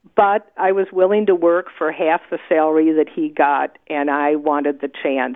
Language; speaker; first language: English; native; English